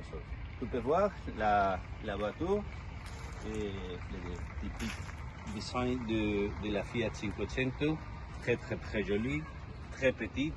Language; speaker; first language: French; non-native, learner; Spanish